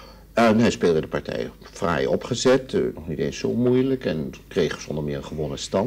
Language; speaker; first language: Dutch; native; Dutch